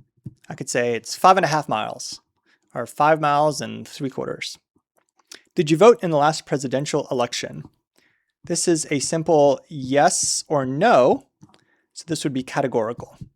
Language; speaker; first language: English; native; English